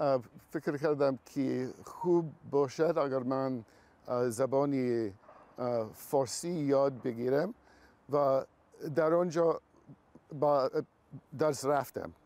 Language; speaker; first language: Persian; non-native, learner; English